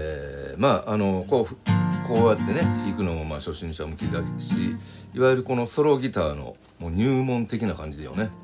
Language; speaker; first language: Japanese; native; Japanese